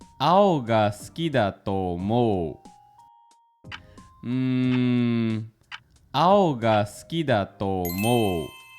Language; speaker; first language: Japanese; non-native, fluent; English